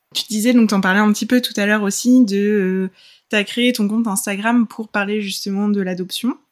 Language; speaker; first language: French; native; French